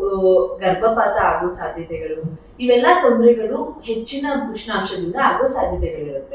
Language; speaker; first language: Kannada; native; Kannada